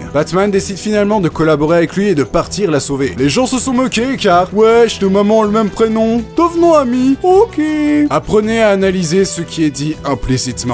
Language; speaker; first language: French; native; French